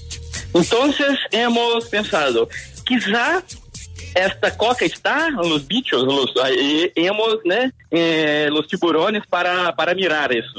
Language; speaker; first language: Spanish; non-native, learner; Portuguese